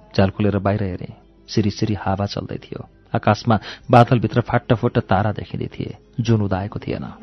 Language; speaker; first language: Nepali; native; Nepali